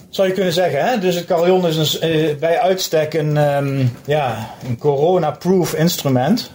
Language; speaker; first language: Dutch; native; Dutch